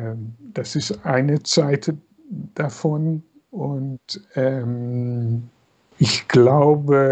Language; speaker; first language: German; non-native, fluent; Dutch